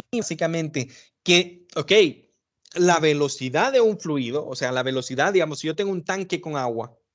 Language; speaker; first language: Spanish; native; Spanish